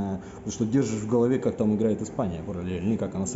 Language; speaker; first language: Russian; native; Russian